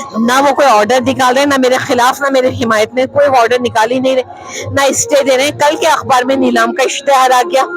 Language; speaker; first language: Urdu; native; Urdu